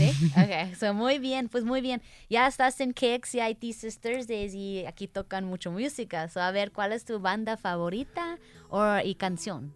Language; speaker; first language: Spanish; early bilingual, heritage; English